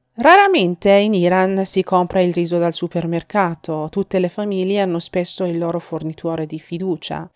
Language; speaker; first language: Italian; non-native, fluent; Persian